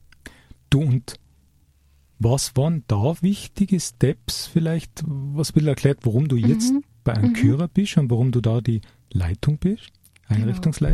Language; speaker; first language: German; native; German